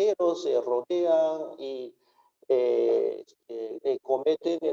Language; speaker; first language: Spanish; non-native, fluent; Japanese